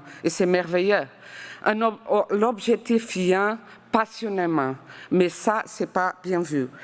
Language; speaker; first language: French; non-native, fluent; Portuguese